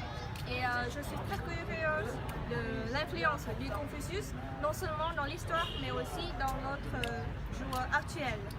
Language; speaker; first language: French; non-native, fluent; Vietnamese